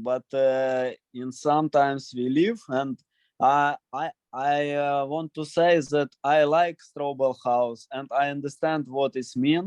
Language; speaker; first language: English; non-native, learner; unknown